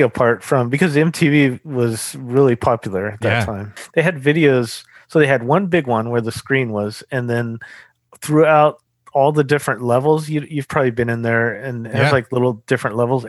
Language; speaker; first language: English; native; English